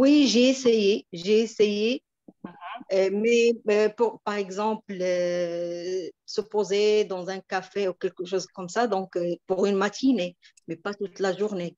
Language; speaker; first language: French; non-native, local second language; Arabic